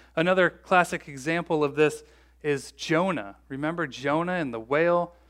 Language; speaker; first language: English; native; English